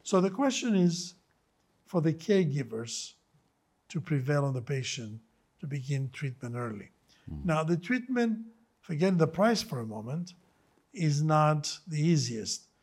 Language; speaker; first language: English; non-native, fluent; Greek